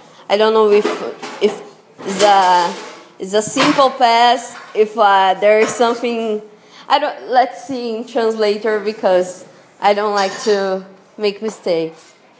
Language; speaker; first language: English; non-native, learner; Portuguese